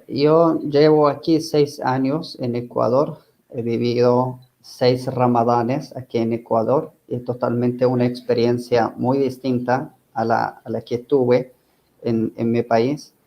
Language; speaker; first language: Spanish; non-native, fluent; Arabic